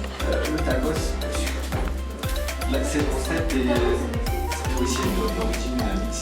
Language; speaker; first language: French; non-native, local second language; Arabic